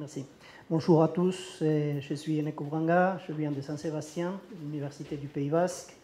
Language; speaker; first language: French; non-native, learner; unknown